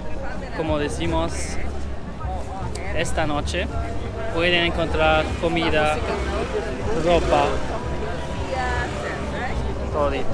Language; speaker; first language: Spanish; non-native, learner; German